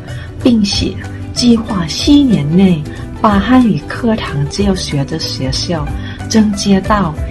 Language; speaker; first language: Chinese; non-native, fluent; Thai